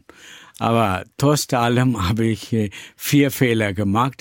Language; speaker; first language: German; non-native, learner; Tamil